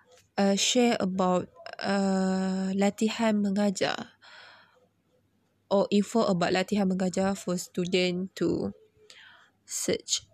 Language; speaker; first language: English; non-native, learner; Malay